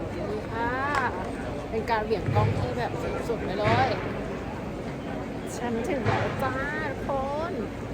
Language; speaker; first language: Thai; native; Thai